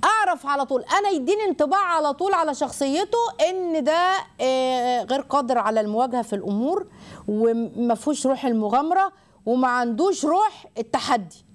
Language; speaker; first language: Arabic; native; Arabic